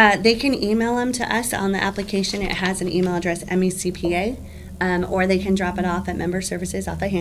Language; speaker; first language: English; native; English